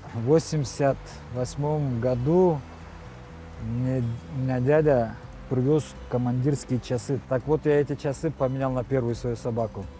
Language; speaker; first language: Russian; non-native, local second language; Karachay-Balkar